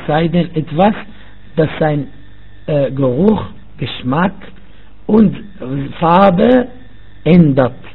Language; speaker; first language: German; non-native, fluent; Arabic